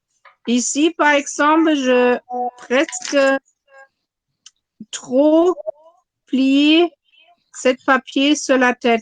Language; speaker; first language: French; non-native, fluent; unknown